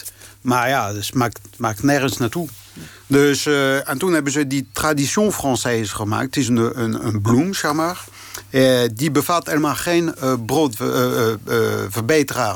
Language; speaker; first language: Dutch; non-native, fluent; French